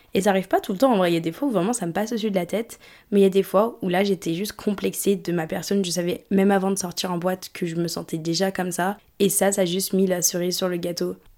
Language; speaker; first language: French; early bilingual, other home language; English